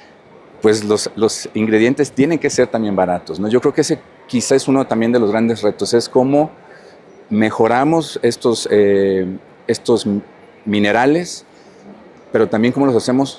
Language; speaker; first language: Spanish; native; Spanish